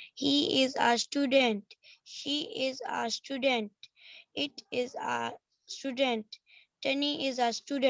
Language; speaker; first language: English; non-native, learner; Bangla